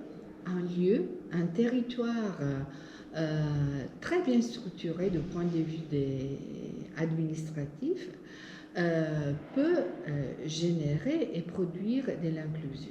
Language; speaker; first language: French; non-native, fluent; Italian